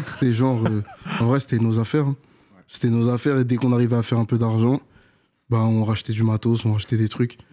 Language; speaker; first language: French; native; French